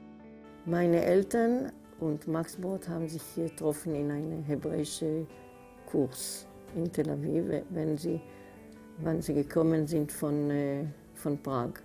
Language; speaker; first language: German; early bilingual, heritage; German